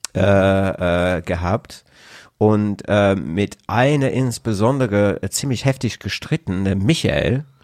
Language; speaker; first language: German; non-native, fluent; English